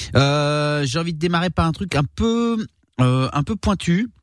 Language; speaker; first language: French; native; French